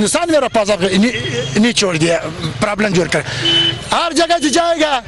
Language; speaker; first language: Hindi; non-native, learner; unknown